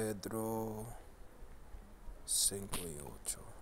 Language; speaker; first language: Spanish; early bilingual, heritage; Spanish